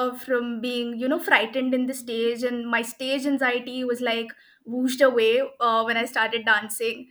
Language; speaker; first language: English; non-native, local second language; Hindi